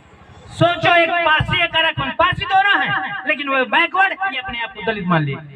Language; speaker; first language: Hindi; native; Hindi